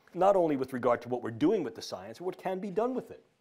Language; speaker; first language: English; native; English